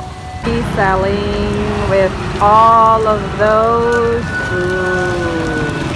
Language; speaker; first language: English; non-native, fluent; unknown